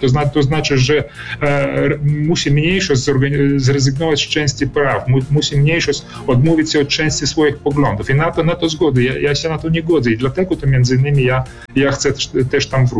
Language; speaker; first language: Polish; early bilingual, heritage; Polish